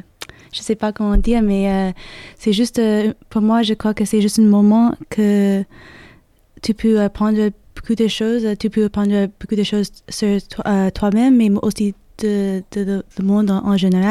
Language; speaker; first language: French; non-native, learner; English